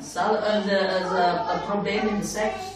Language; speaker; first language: Dutch; non-native, learner; Indonesian